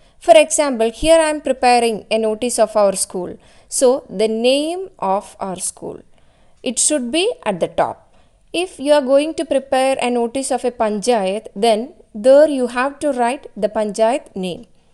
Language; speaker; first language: English; non-native, local second language; Malayalam